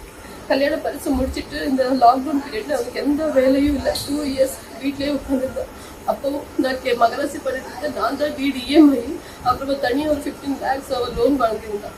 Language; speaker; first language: Tamil; non-native, local second language; Kannada